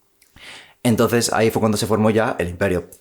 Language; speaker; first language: Spanish; native; Spanish